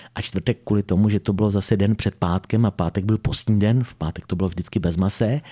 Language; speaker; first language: Czech; native; Czech